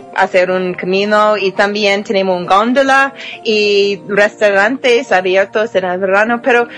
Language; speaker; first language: Spanish; non-native, fluent; English